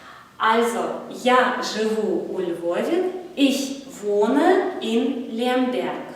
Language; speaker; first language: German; non-native, fluent; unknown